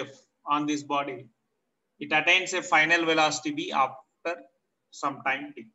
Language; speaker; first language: English; non-native, local second language; Telugu